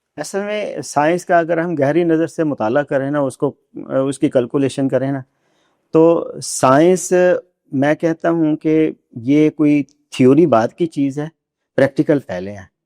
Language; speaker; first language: Urdu; non-native, local second language; Punjabi